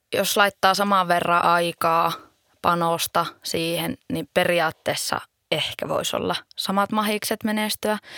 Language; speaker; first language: Finnish; native; Finnish